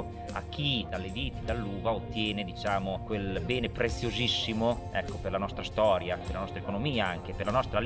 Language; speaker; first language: Italian; native; Italian